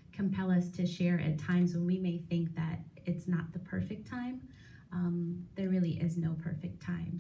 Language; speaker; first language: English; native; English